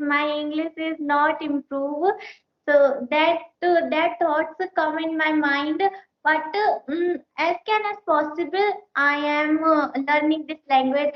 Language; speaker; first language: English; non-native, learner; Hindi